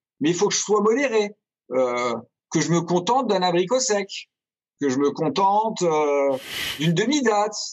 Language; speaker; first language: French; native; French